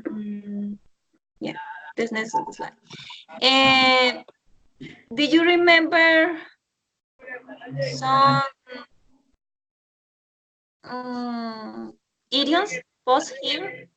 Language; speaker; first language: English; non-native, learner; Spanish